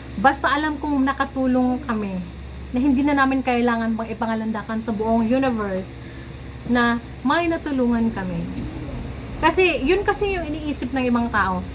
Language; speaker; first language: Filipino; non-native, local second language; Cebuano